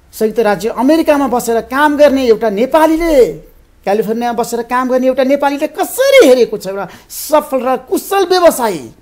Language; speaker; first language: Nepali; native; Nepali